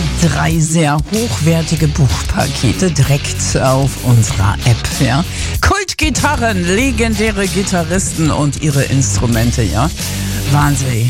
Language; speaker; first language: German; native; German